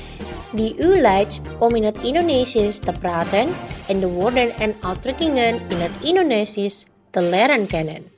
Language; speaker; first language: Dutch; non-native, learner; Indonesian